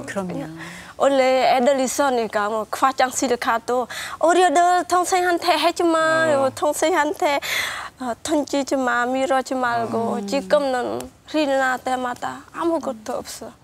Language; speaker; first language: Korean; non-native, learner; Khmer